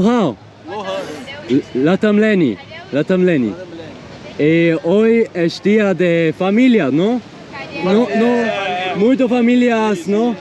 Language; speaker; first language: Spanish; non-native, learner; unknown